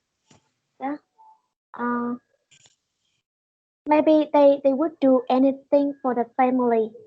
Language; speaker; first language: English; non-native, learner; Vietnamese